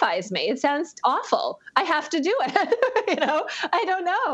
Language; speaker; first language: English; native; English